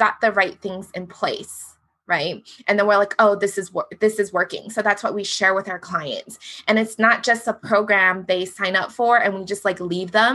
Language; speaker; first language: English; native; English